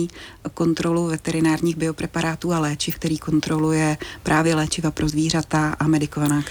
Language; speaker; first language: Czech; native; Czech